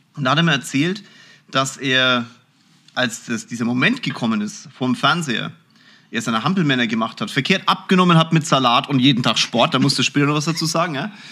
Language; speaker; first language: German; native; German